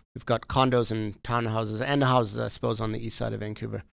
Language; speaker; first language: English; native; English